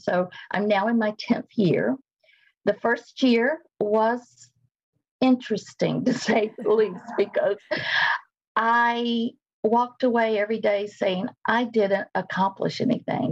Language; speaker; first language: English; native; English